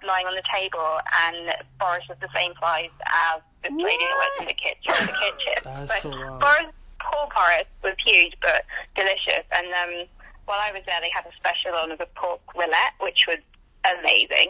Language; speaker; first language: English; native; English